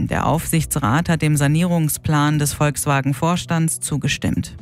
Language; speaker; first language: German; native; German